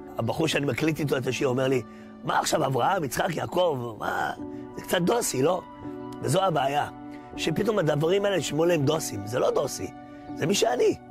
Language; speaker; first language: Hebrew; native; Hebrew